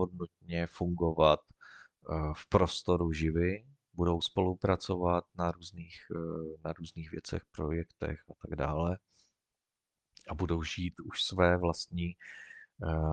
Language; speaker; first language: Czech; native; Czech